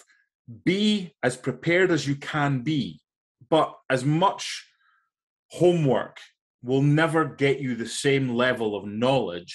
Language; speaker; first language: English; native; English